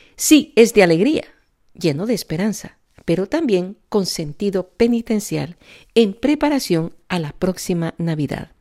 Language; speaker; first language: Spanish; native; Spanish